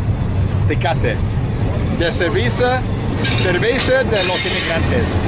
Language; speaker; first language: Spanish; non-native, learner; English